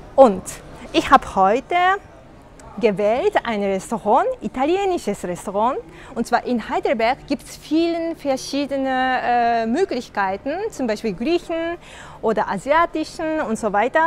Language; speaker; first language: German; non-native, fluent; Japanese